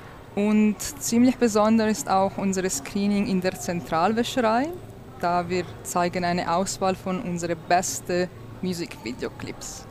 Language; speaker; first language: German; non-native, local second language; Italian